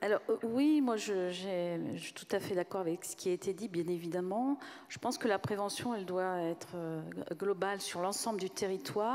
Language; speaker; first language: French; native; French